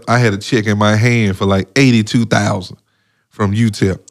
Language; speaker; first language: English; native; English